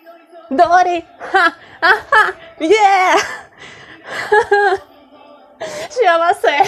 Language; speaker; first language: Japanese; non-native, learner; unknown